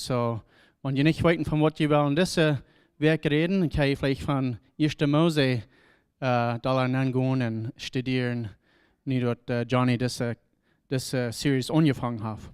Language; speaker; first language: German; non-native, learner; Plautdietsch